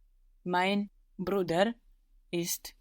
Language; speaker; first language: German; non-native, learner; English